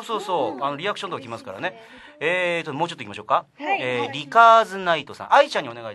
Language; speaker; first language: Japanese; native; Japanese